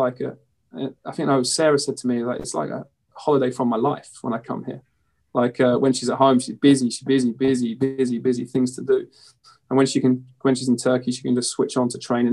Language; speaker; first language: English; native; English